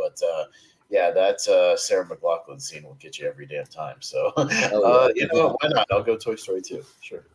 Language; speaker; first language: English; native; English